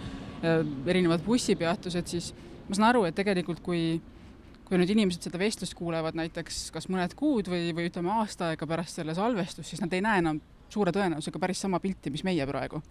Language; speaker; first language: Estonian; native; Estonian